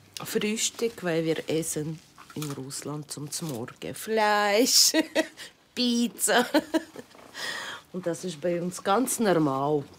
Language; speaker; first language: German; non-native, learner; Ukrainian